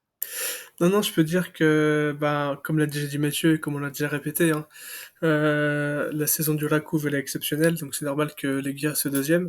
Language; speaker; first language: French; native; French